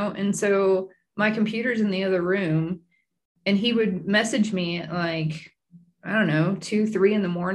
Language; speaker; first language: English; native; English